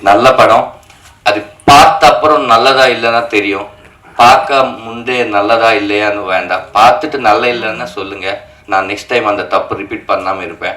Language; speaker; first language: Tamil; non-native, learner; Telugu